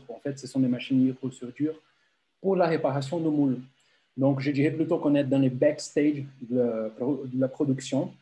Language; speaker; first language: French; non-native, fluent; Portuguese